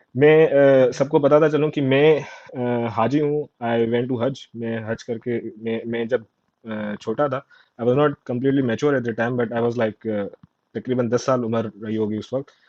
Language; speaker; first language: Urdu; non-native, local second language; Sindhi